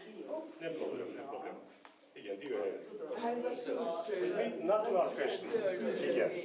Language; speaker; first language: Hungarian; non-native, learner; Turkish